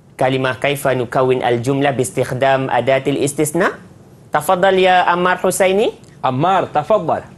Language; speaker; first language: Arabic; non-native, fluent; Malay